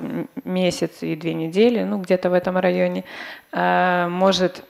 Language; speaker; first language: Russian; native; Russian